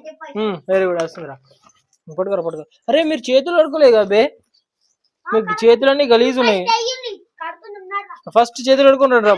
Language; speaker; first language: Telugu; native; Telugu